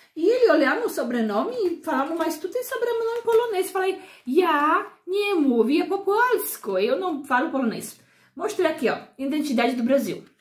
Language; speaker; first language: Portuguese; non-native, fluent; Polish